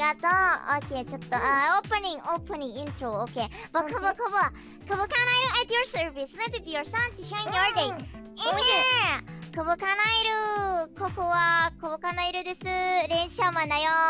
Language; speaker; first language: Japanese; non-native, learner; Indonesian